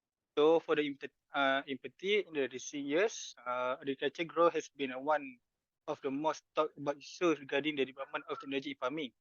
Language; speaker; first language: English; non-native, fluent; Malay